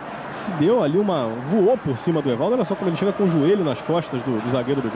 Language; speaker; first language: Portuguese; native; Portuguese